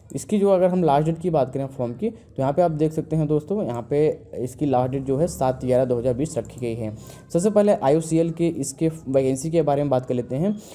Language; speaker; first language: Hindi; native; Hindi